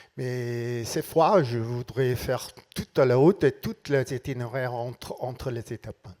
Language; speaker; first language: French; non-native, learner; English